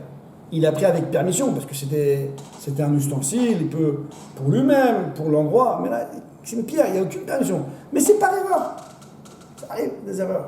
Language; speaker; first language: French; native; French